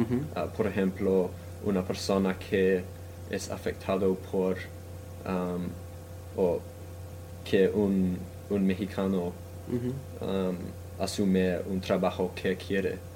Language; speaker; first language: Spanish; non-native, fluent; English